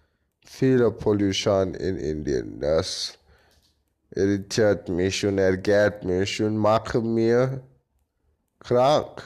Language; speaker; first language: German; non-native, learner; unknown